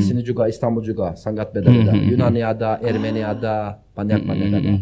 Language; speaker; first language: Indonesian; non-native, learner; Turkish